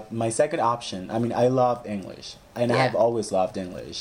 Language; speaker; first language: English; non-native, fluent; Spanish